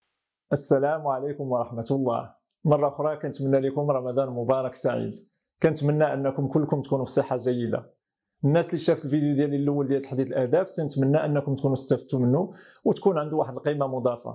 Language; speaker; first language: Arabic; native; Arabic